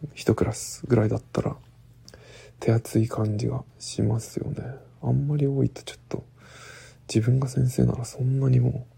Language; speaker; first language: Japanese; native; Japanese